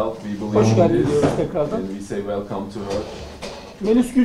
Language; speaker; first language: Turkish; native; Turkish